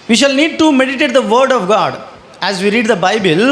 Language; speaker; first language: English; non-native, local second language; Telugu